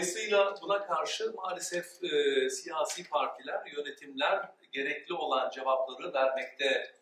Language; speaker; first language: Turkish; early bilingual, heritage; Turkish